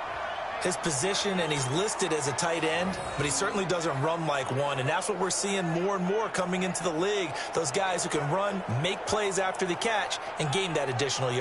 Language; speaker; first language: English; native; English